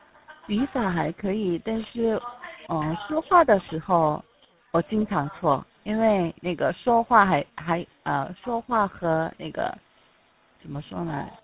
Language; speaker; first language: Chinese; non-native, fluent; Korean